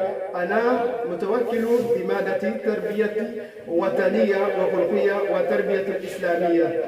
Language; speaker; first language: Arabic; non-native, learner; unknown